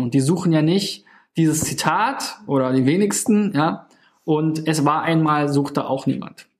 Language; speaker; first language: German; native; German